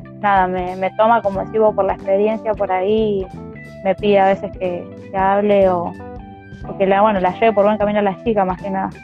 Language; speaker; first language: Spanish; native; Spanish